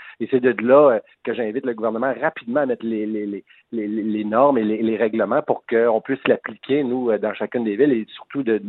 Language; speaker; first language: French; native; French